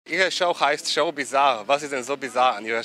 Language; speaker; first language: German; non-native, fluent; Slovenian